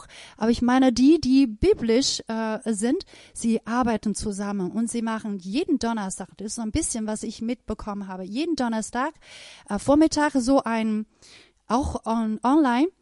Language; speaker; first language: German; non-native, fluent; Persian